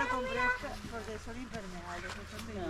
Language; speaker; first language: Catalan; non-native, local second language; Spanish